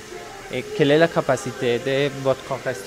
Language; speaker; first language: French; non-native, learner; Spanish